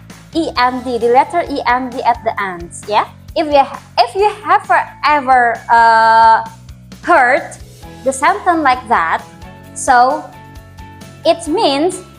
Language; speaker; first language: English; non-native, learner; Indonesian